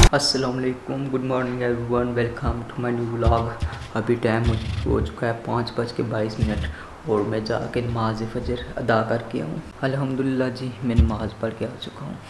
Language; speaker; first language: Urdu; non-native, local second language; Punjabi